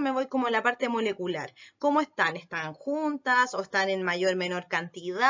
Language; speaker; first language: Spanish; native; Spanish